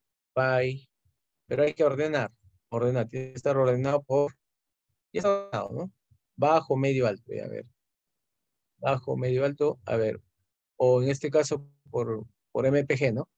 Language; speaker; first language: Spanish; native; Spanish